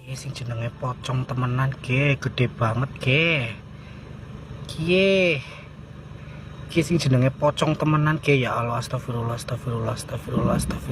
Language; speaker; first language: Indonesian; native; Indonesian